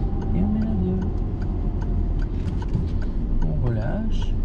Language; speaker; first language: French; native; French